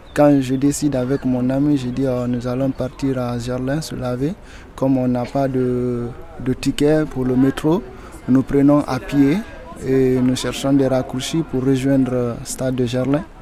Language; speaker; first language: French; non-native, local second language; Susu